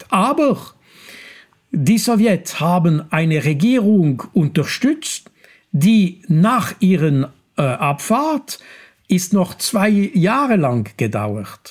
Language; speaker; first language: German; non-native, local second language; French